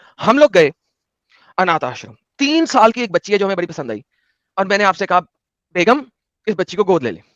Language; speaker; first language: Hindi; native; Hindi